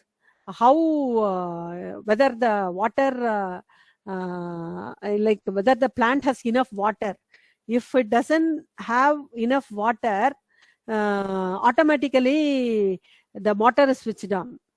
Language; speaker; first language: English; non-native, local second language; Tamil